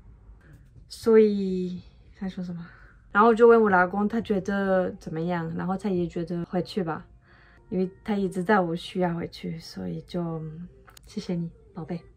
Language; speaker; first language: Chinese; non-native, fluent; French